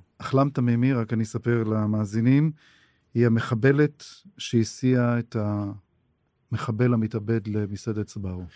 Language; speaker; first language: Hebrew; native; Hebrew